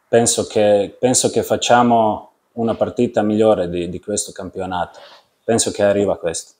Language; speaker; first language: Italian; non-native, learner; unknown